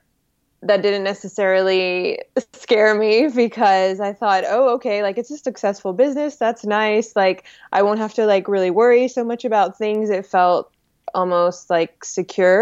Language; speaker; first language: English; native; English